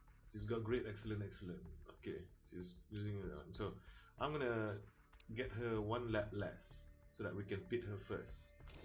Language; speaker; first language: English; non-native, local second language; Malay